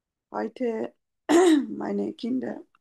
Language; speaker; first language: German; non-native, fluent; Bangla